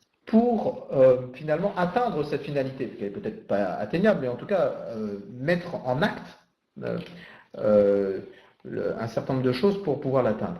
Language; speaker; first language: French; native; French